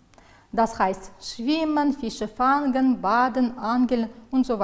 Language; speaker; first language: German; non-native, fluent; Uzbek